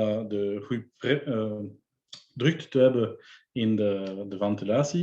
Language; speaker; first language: Dutch; non-native, local second language; French